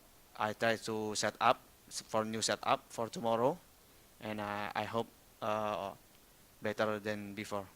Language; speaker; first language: English; non-native, learner; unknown